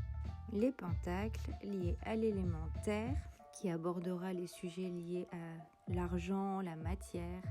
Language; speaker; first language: French; native; French